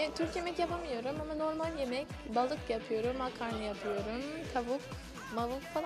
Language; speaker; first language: Turkish; non-native, learner; English